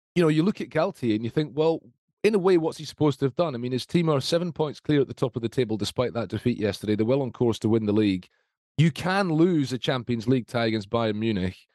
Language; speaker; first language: English; native; English